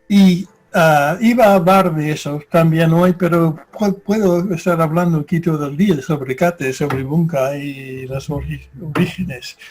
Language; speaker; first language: Spanish; non-native, fluent; English